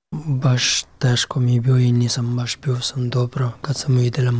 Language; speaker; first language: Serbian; non-native, learner; Pashto